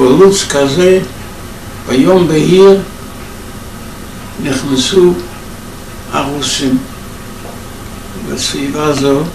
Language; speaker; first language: Hebrew; non-native, fluent; Yiddish